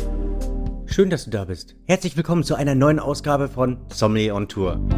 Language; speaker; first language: German; native; German